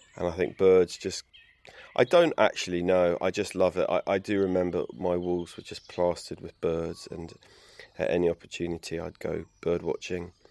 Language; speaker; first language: English; native; English